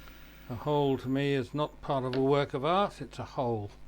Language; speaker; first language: English; native; English